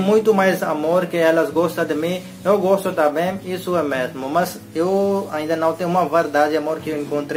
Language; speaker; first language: Portuguese; non-native, learner; Hindi